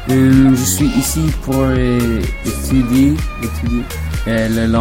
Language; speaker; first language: French; non-native, learner; English